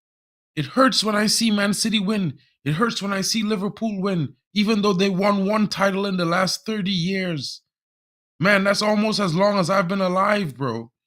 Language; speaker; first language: English; native; English